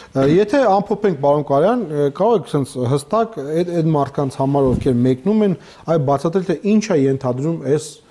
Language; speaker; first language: Armenian; native; Armenian